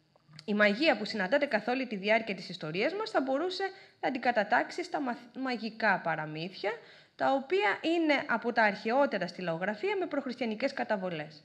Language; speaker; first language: Greek; native; Greek